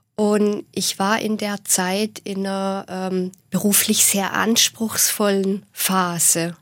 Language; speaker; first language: German; native; German